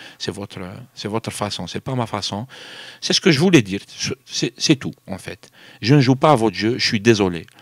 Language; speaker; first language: French; non-native, local second language; Arabic